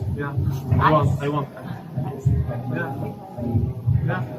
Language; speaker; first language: English; non-native, learner; Polish